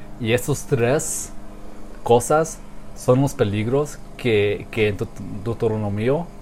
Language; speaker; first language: Spanish; non-native, learner; English